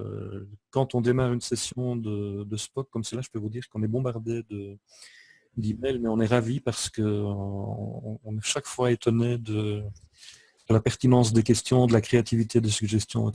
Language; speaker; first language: French; native; French